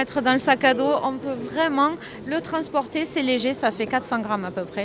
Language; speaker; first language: French; native; French